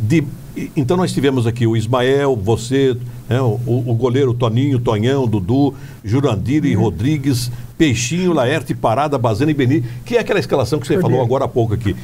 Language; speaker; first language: Portuguese; native; Portuguese